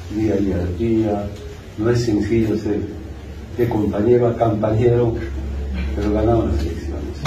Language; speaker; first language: Spanish; non-native, local second language; Aymara